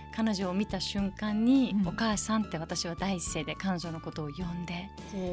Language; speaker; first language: Japanese; early bilingual, other home language; Persian